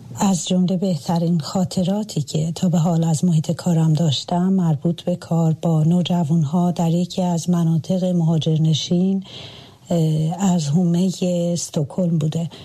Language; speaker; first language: Persian; native; Persian